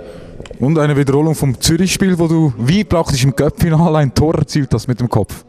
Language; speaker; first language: German; native; German